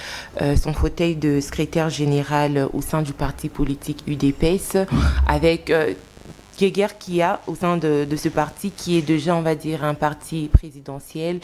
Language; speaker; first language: French; non-native, local second language; Lingala